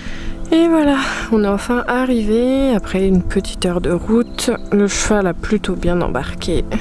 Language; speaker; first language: French; native; French